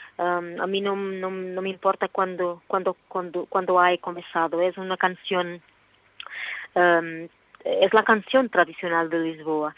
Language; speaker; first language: Spanish; non-native, learner; Portuguese